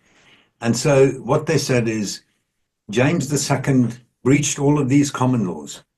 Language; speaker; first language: English; native; English